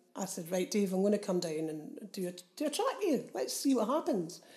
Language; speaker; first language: English; native; English